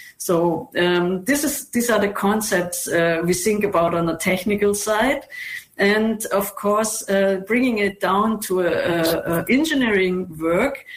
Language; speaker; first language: English; non-native, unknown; German